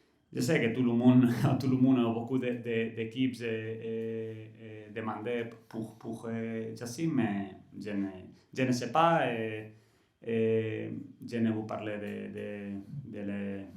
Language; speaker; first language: French; non-native, learner; Catalan